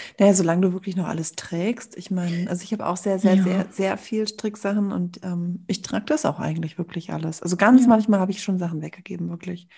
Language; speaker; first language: German; native; German